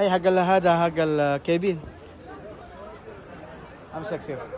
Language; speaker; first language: Arabic; non-native, learner; Indonesian